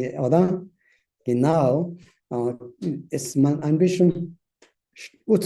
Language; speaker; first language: German; non-native, learner; Tibetan